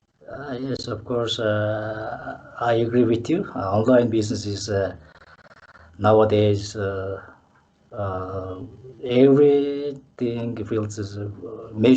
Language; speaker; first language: English; non-native, learner; Mongolian